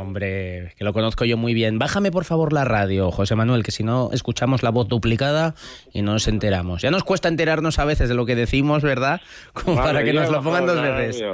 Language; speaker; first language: Spanish; native; Spanish